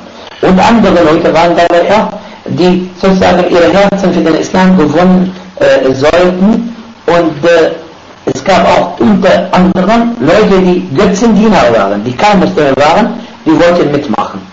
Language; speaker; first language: German; non-native, fluent; Arabic